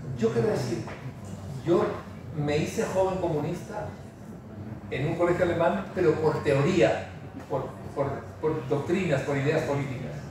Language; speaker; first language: Spanish; native; Spanish